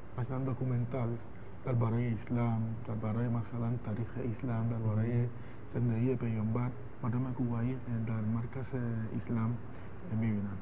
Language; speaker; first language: Persian; non-native, learner; Spanish